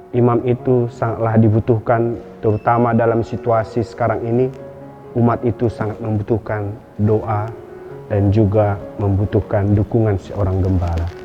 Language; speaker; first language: Indonesian; non-native, local second language; Batak Toba